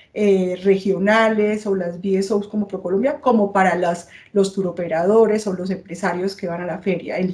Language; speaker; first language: Spanish; native; Spanish